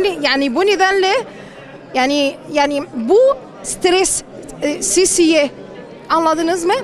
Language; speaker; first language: Turkish; non-native, learner; Arabic